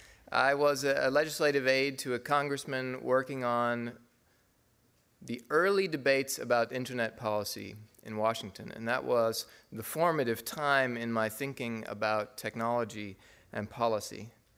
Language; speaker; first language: English; native; English